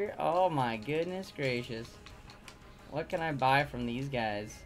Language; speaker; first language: English; native; English